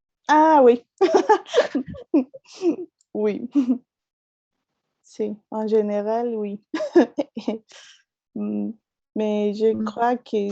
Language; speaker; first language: French; non-native, learner; Spanish